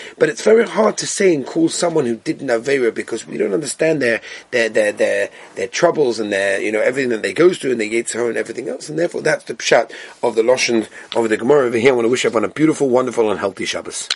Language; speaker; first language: English; native; English